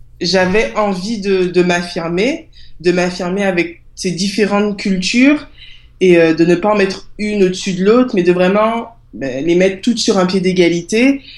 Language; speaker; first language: French; native; French